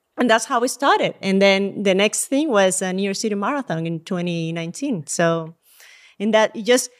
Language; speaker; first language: English; non-native, fluent; Spanish